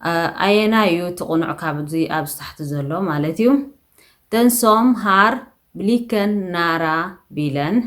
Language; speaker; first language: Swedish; non-native, fluent; Tigrinya